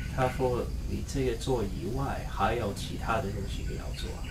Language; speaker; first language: Chinese; non-native, learner; English